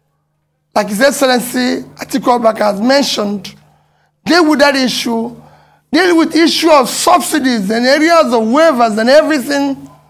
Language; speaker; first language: English; non-native, local second language; Igbo